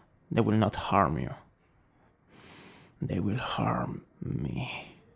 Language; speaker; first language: English; non-native, fluent; Italian